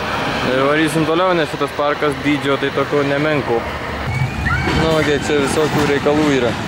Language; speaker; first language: Lithuanian; native; Lithuanian